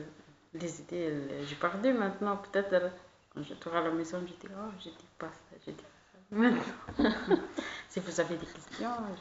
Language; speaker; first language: French; non-native, learner; Arabic